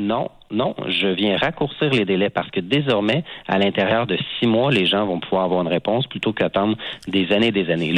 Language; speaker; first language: French; native; French